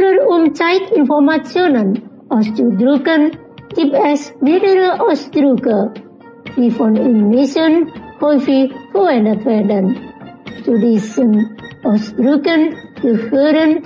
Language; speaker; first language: German; non-native, learner; Indonesian